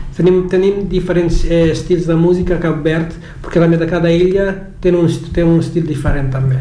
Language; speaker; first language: Catalan; non-native, fluent; Kabuverdianu